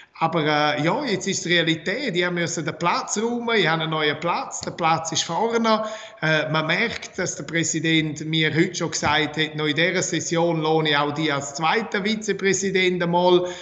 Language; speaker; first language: German; non-native, local second language; Romansh